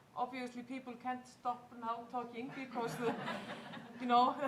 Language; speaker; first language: English; non-native, fluent; Icelandic